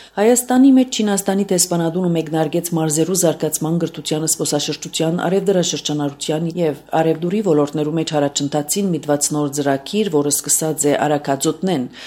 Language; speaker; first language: Armenian; early bilingual, heritage; Armenian